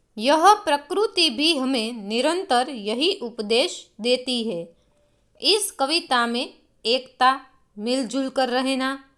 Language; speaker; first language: Hindi; non-native, local second language; Gujarati